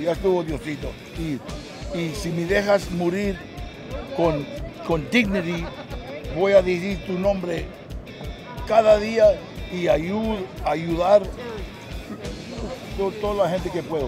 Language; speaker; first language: Spanish; early bilingual, heritage; English